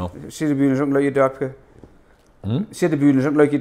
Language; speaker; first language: Dutch; native; Dutch